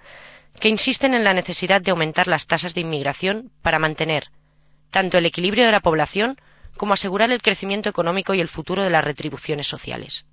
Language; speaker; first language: Spanish; native; Spanish